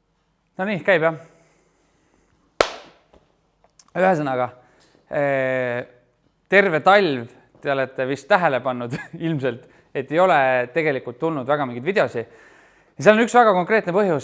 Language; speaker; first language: Estonian; native; Estonian